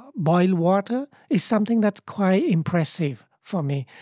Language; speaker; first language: English; early bilingual, other home language; Vietnamese